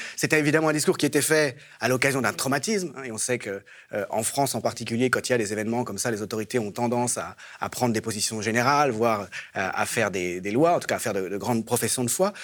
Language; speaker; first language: French; native; French